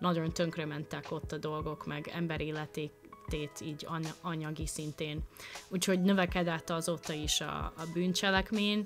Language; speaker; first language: Hungarian; non-native, fluent; English